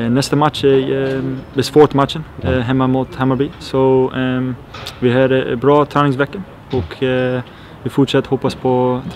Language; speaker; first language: Swedish; non-native, learner; English